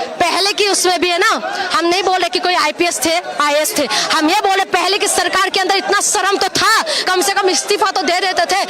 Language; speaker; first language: Hindi; non-native, local second language; Assamese